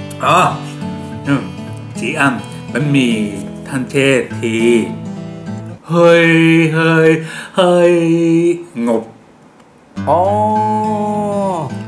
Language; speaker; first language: Vietnamese; non-native, learner; Japanese